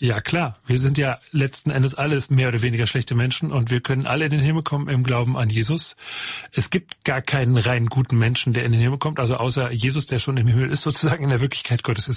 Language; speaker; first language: German; native; German